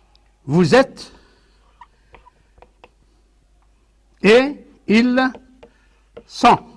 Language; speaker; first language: French; non-native, local second language; Arabic